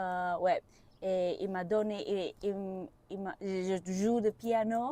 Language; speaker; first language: French; non-native, learner; Vietnamese